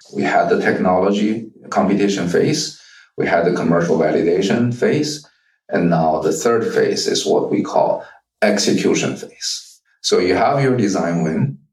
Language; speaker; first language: English; non-native, fluent; Chinese